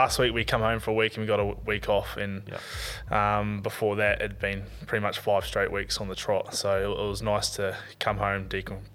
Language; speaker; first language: English; native; English